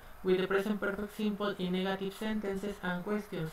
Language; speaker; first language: English; non-native, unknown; Spanish